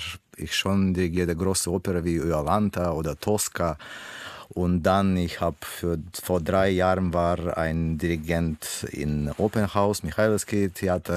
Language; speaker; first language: German; non-native, learner; Russian